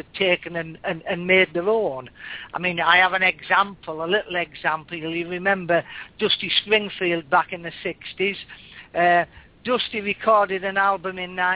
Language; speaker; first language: English; native; English